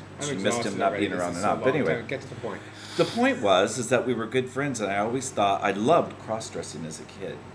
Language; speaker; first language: English; native; English